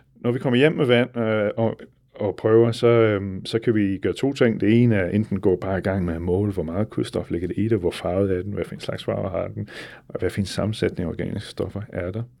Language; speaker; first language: Danish; non-native, fluent; English